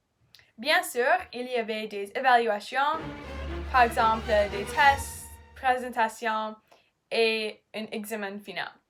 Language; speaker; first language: French; non-native, learner; English